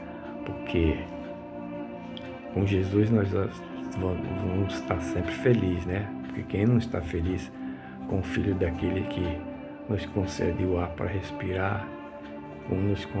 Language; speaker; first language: Portuguese; native; Portuguese